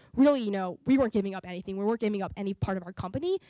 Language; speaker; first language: English; native; English